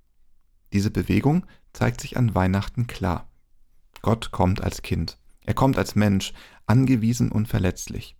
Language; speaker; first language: German; native; German